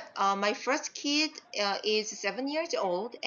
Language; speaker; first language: English; non-native, fluent; Korean